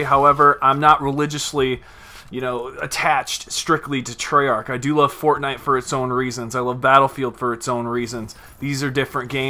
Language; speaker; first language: English; native; English